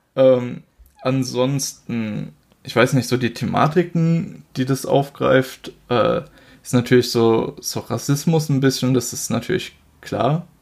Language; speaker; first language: German; native; German